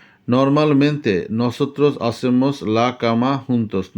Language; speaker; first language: Spanish; non-native, fluent; Bangla